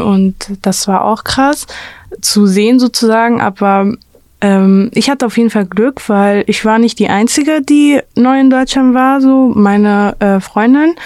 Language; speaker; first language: German; early bilingual, other home language; Arabic